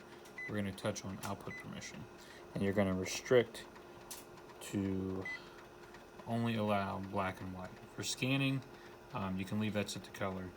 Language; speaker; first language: English; native; English